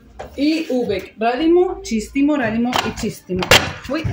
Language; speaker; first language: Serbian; non-native, learner; Spanish